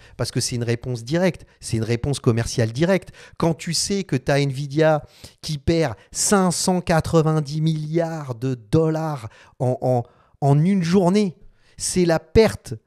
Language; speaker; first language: French; native; French